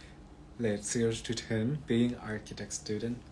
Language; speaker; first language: English; non-native, learner; Thai